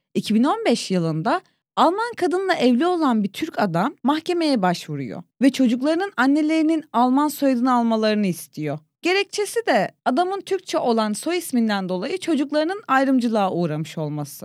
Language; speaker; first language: Turkish; native; Turkish